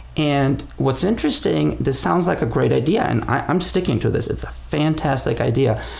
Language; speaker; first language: English; non-native, fluent; Spanish